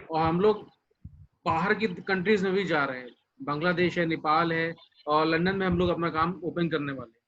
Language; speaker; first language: Hindi; native; Hindi